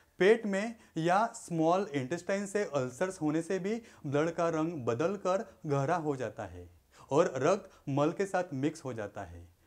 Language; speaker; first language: Hindi; non-native, local second language; Marathi